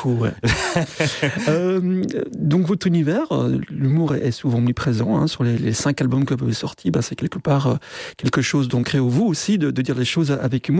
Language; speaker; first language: French; native; French